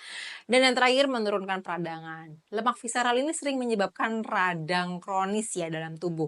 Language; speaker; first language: Indonesian; native; Indonesian